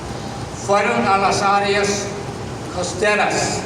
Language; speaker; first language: Spanish; non-native, fluent; English